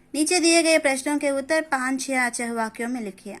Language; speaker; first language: Hindi; non-native, local second language; Telugu